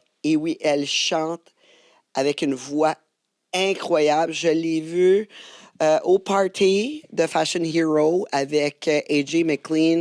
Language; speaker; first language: French; native; French